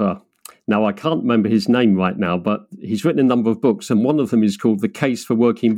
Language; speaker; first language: English; native; English